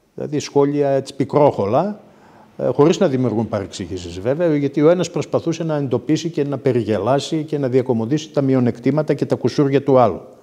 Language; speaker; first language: Greek; native; Greek